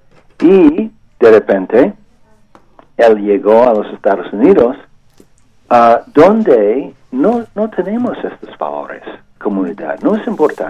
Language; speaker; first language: Spanish; non-native, learner; English